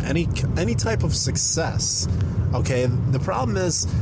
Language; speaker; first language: English; native; English